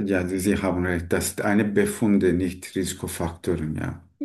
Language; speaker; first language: German; non-native, learner; Turkish